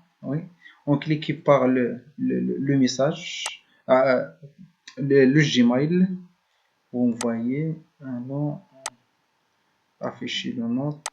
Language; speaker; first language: French; non-native, learner; Arabic